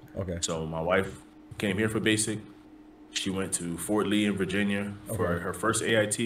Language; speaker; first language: English; native; English